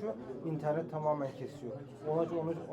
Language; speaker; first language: Turkish; native; Turkish